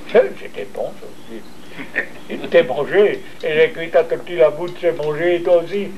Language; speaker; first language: French; native; French